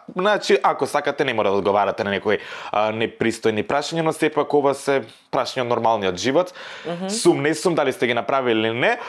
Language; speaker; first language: Macedonian; native; Macedonian